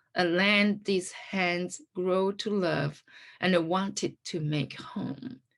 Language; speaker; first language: English; non-native, fluent; Chinese